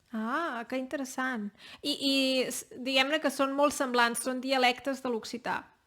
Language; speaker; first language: Catalan; native; Catalan